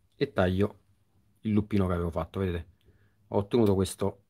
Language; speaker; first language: Italian; native; Italian